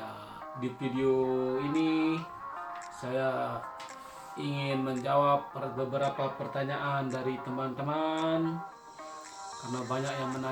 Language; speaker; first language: Indonesian; non-native, local second language; Sasak